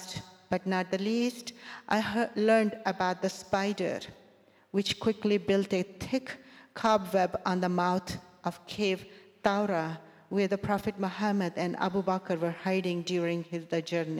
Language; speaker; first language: English; non-native, local second language; Punjabi